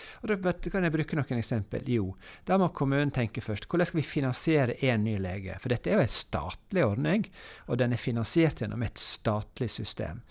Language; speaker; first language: Norwegian; native; Norwegian